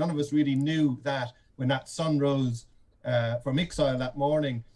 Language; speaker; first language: English; native; English